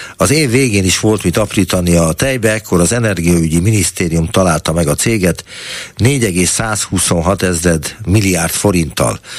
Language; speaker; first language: Hungarian; native; Hungarian